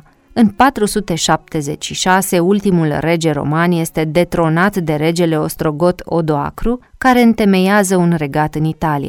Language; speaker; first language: Romanian; native; Romanian